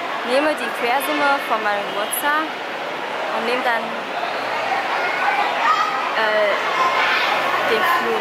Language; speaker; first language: German; early bilingual, other home language; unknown